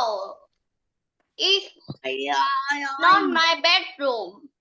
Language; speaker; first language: English; non-native, learner; Vietnamese